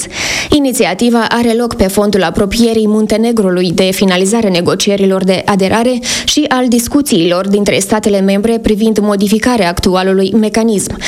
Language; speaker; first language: Romanian; native; Romanian